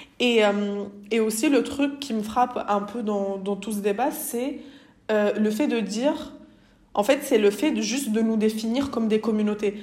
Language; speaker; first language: French; native; French